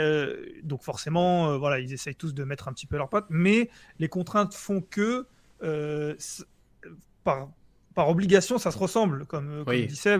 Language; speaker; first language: French; native; French